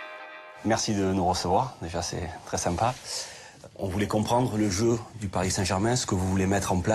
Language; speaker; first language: French; native; French